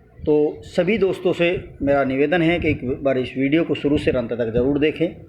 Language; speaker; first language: Hindi; native; Hindi